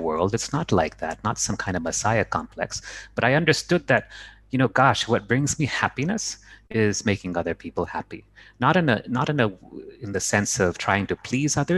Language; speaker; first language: English; native; English